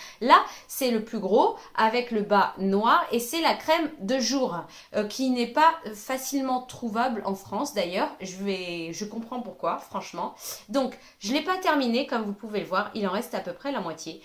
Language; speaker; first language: French; native; French